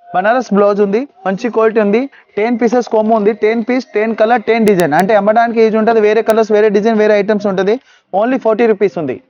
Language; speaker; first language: Telugu; non-native, local second language; Urdu